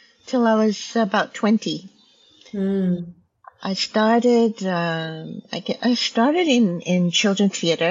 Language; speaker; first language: English; non-native, local second language; Min Nan Chinese